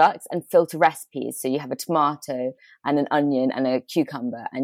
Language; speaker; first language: English; native; English